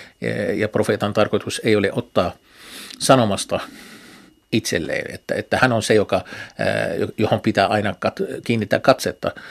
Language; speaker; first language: Finnish; non-native, fluent; Arabic